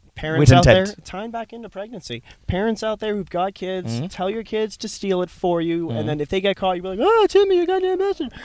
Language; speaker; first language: English; native; English